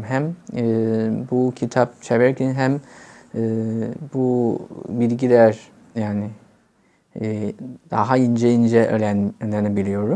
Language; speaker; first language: Turkish; non-native, fluent; Chinese